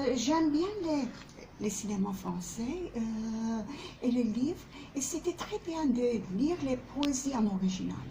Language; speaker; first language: French; non-native, fluent; Turkish